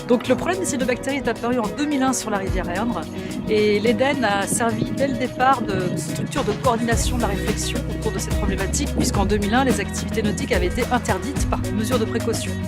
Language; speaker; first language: French; native; French